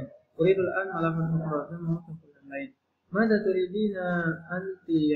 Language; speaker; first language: Arabic; non-native, fluent; Indonesian